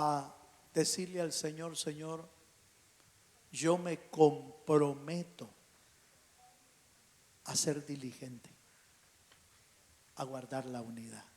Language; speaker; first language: Spanish; native; Spanish